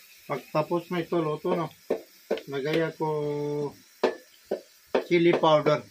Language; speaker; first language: Filipino; non-native, learner; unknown